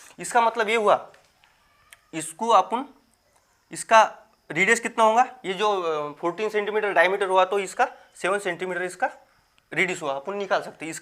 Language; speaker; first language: Hindi; non-native, local second language; Marathi